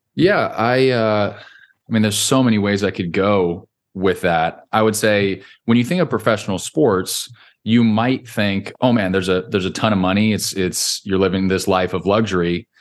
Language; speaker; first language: English; native; English